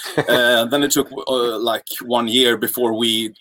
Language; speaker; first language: English; non-native, fluent; Swedish